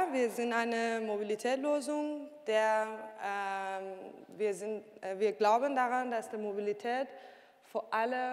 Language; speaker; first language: German; non-native, learner; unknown